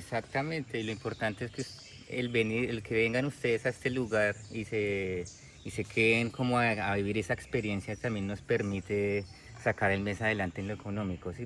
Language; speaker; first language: Spanish; native; Spanish